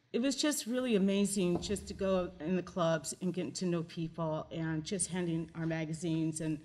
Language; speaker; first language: English; native; English